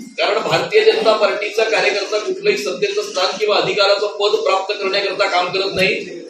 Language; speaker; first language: Marathi; native; Marathi